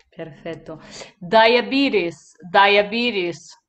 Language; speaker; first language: English; non-native, fluent; Bulgarian